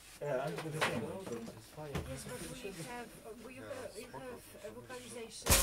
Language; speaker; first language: English; non-native, learner; Arabic